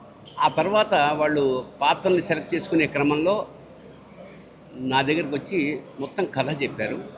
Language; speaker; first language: Telugu; native; Telugu